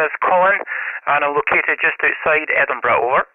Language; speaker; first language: English; native; English